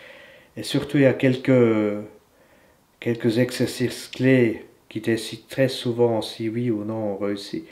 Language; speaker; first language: French; native; French